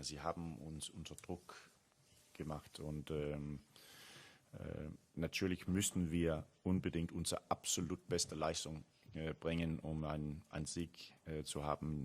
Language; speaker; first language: German; non-native, learner; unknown